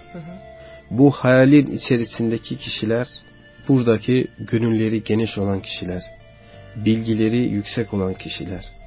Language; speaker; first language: Turkish; non-native, fluent; Albanian